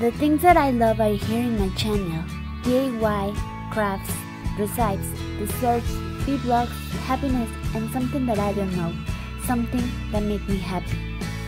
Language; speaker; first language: English; non-native, learner; Spanish